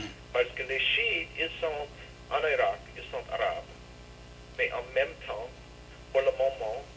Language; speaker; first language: French; non-native, fluent; English